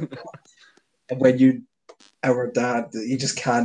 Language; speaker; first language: English; native; English